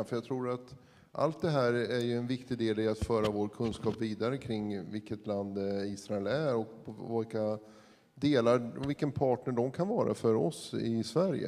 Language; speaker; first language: Swedish; native; Swedish